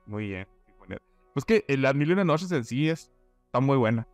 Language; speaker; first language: Spanish; native; Spanish